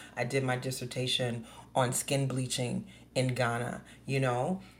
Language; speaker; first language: English; native; English